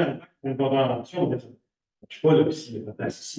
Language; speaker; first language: French; native; French